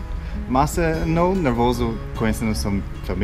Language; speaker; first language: Portuguese; non-native, learner; English